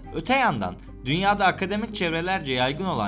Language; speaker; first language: Turkish; native; Turkish